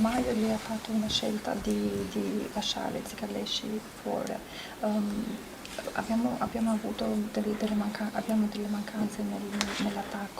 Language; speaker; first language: Italian; non-native, fluent; Albanian